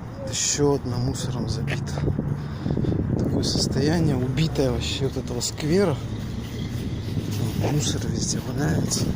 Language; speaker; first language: Russian; native; Russian